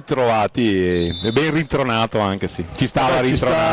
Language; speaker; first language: Italian; native; Italian